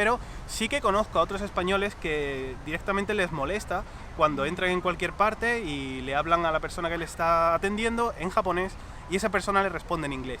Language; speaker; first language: Spanish; native; Spanish